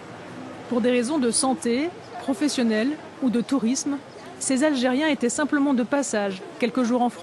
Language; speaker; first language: French; native; French